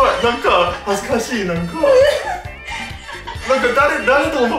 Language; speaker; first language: Japanese; non-native, learner; English